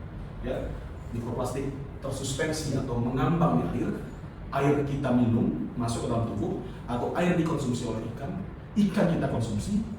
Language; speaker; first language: Indonesian; native; Indonesian